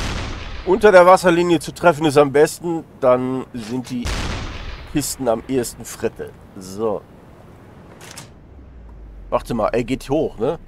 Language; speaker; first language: German; native; German